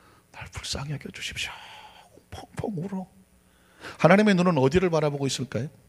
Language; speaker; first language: Korean; native; Korean